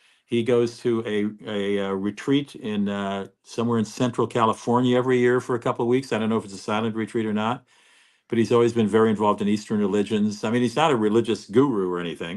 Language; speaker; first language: English; native; English